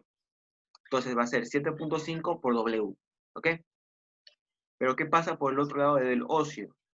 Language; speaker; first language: Spanish; native; Spanish